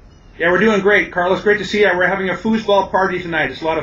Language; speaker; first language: English; native; English